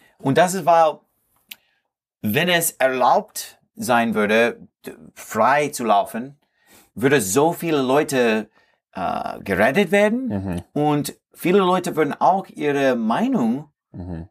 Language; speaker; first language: German; non-native, learner; English